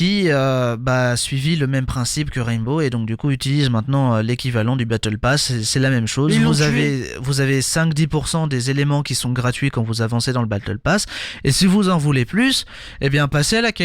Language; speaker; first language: French; native; French